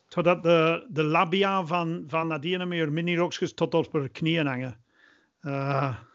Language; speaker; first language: Dutch; non-native, fluent; English